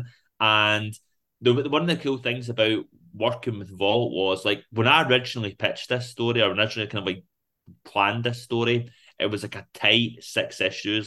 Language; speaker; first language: English; native; English